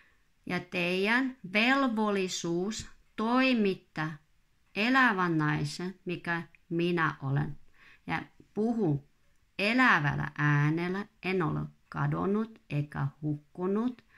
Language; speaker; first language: Finnish; non-native, fluent; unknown